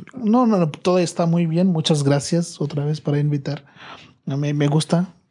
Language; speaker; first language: Spanish; non-native, learner; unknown